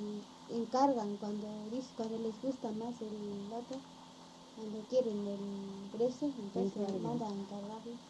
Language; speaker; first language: Spanish; non-native, learner; English